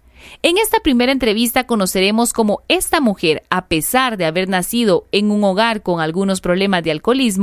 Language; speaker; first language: Spanish; native; Spanish